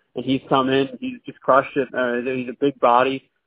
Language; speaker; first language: English; native; English